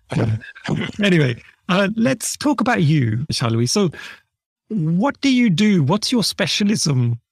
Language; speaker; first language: English; native; English